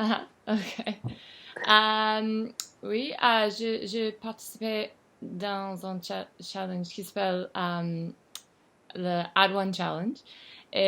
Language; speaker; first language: French; non-native, learner; English